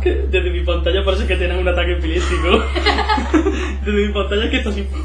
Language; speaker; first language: Spanish; native; Spanish